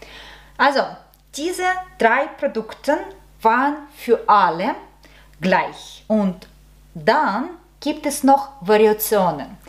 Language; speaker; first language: German; non-native, learner; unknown